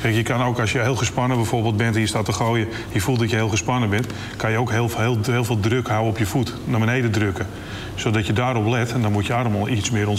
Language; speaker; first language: Dutch; native; Dutch